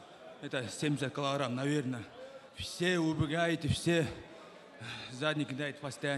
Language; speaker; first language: Russian; non-native, local second language; Kyrgyz